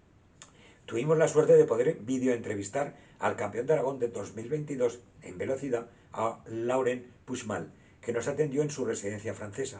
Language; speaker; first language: Spanish; native; Spanish